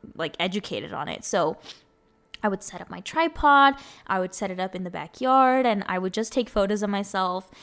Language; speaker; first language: English; early bilingual, other home language; Spanish